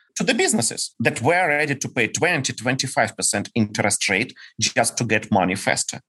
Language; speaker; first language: English; non-native, fluent; Ukrainian